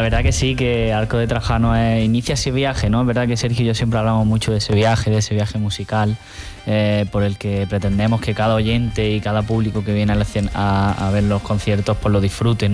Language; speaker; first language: Spanish; native; Spanish